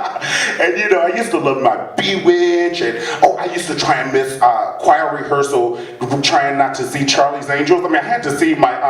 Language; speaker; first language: English; native; English